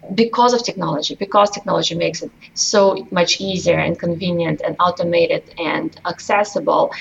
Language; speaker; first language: English; non-native, fluent; Russian